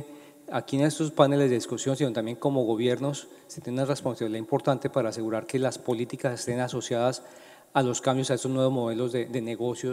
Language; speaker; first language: Spanish; native; Spanish